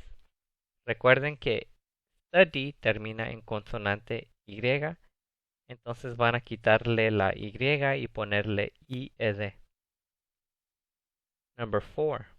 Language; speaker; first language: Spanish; early bilingual, other home language; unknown